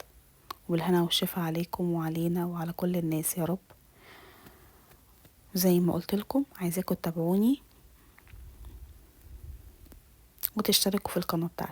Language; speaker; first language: Arabic; native; Arabic